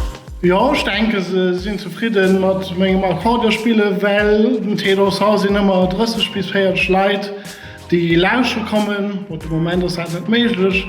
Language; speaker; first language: German; non-native, local second language; Luxembourgish